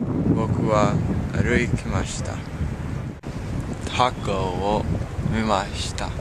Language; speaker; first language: Japanese; non-native, learner; English